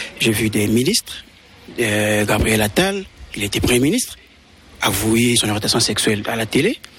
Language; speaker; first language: French; non-native, local second language; Lingala